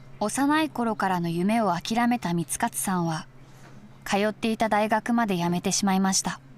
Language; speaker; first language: Japanese; native; Japanese